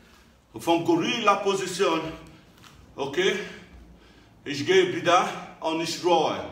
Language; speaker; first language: German; non-native, learner; English